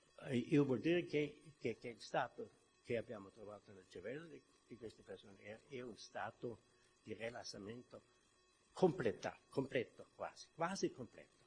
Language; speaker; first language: Italian; non-native, fluent; German